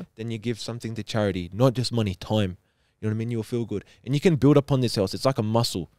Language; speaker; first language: English; native; English